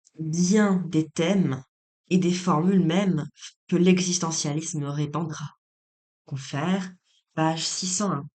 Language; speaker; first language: French; native; French